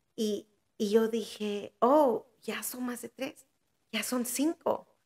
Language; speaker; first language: Spanish; early bilingual, heritage; Spanish